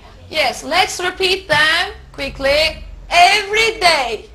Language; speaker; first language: English; non-native, fluent; Turkish